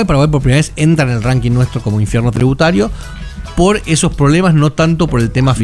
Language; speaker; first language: Spanish; native; Spanish